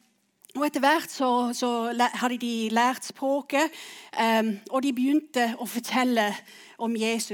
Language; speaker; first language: Norwegian; non-native, fluent; English